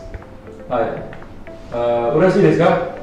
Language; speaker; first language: Japanese; non-native, fluent; Indonesian